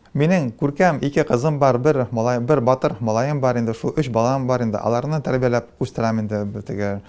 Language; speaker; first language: Tatar; non-native, local second language; Russian